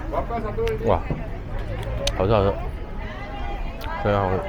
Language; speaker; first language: Chinese; native; Chinese